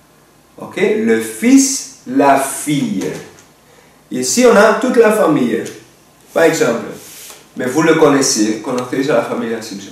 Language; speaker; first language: French; non-native, fluent; Spanish